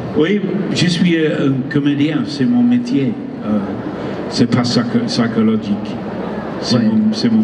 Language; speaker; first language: French; non-native, learner; English